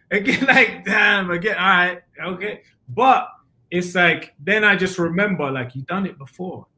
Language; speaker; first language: English; native; English